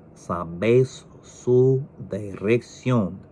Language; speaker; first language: Spanish; non-native, learner; English